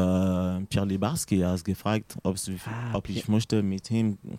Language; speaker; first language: German; non-native, learner; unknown